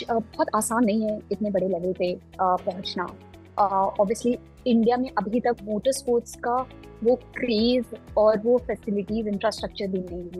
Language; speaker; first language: Hindi; native; Hindi